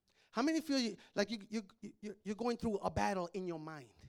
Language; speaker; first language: English; native; English